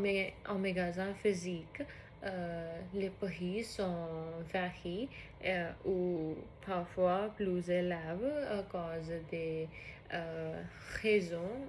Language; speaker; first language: French; non-native, learner; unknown